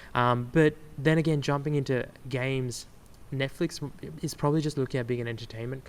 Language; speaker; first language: English; native; English